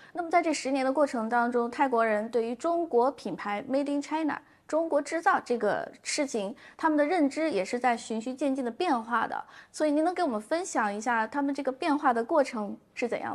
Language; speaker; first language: Chinese; native; Chinese